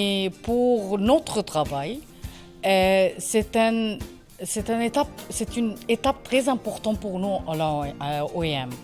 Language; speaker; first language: French; non-native, learner; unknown